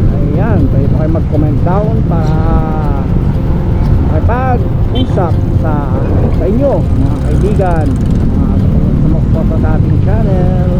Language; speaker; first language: Filipino; native; Filipino